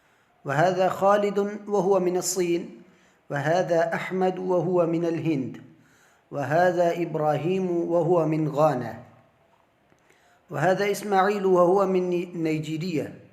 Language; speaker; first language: Arabic; non-native, fluent; Urdu